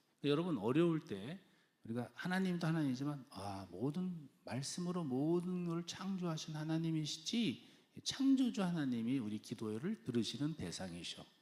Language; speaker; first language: Korean; native; Korean